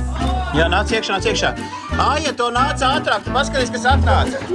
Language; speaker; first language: Latvian; native; Latvian